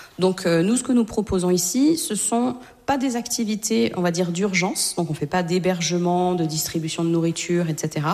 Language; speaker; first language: French; native; French